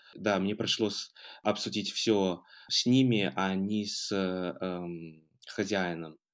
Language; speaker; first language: Russian; non-native, fluent; English